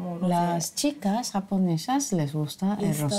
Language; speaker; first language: Spanish; non-native, fluent; Japanese